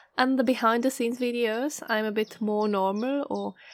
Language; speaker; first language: English; non-native, fluent; Czech